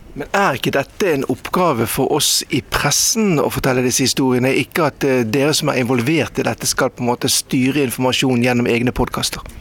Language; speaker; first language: Norwegian; native; Norwegian